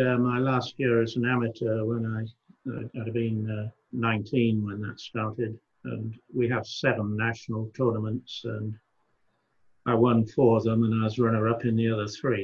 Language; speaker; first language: English; native; English